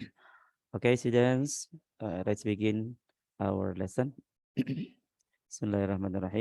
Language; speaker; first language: English; non-native, learner; Indonesian